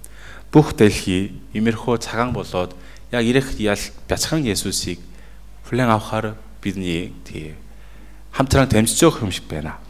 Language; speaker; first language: Mongolian; non-native, fluent; Korean